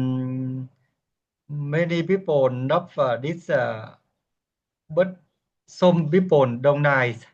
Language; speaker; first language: English; non-native, learner; Vietnamese